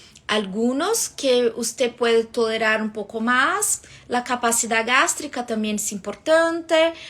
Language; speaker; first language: Spanish; non-native, fluent; Portuguese